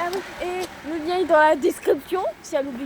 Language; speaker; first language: French; native; French